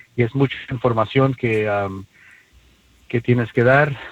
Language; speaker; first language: Spanish; early bilingual, heritage; Spanish